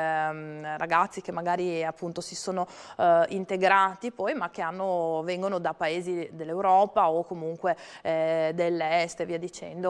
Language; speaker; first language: Italian; native; Italian